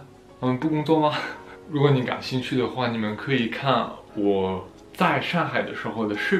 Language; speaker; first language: Chinese; non-native, fluent; French